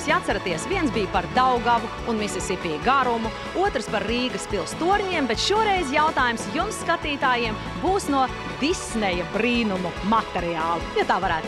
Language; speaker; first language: Latvian; native; Latvian